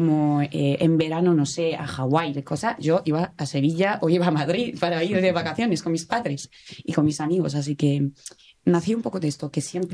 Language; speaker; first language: Spanish; non-native, fluent; French